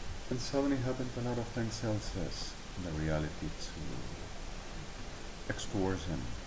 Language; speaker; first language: English; non-native, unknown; Spanish